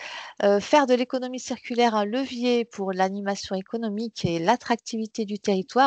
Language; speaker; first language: French; native; French